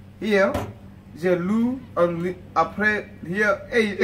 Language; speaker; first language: French; non-native, learner; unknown